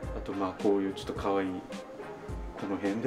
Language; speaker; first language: Japanese; native; Japanese